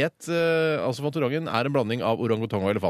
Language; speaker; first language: Norwegian; native; Norwegian